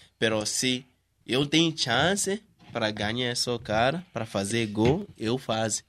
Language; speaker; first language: Portuguese; non-native, learner; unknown